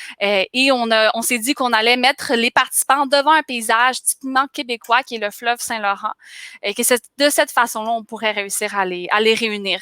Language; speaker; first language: French; native; French